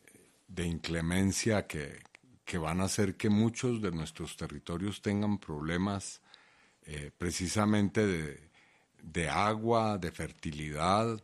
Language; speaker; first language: Spanish; native; Spanish